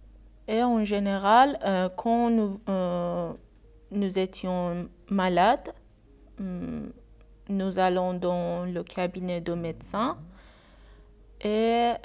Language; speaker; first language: French; non-native, learner; Persian